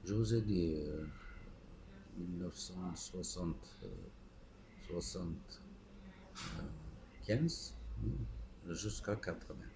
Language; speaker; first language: French; non-native, fluent; Armenian